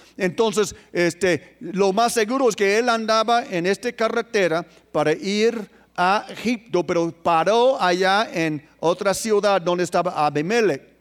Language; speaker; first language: Spanish; non-native, fluent; English